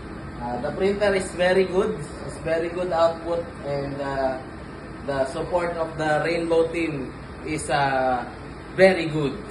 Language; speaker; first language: English; non-native, local second language; Filipino